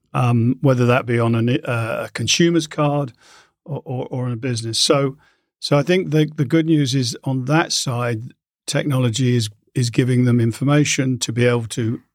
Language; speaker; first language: English; native; English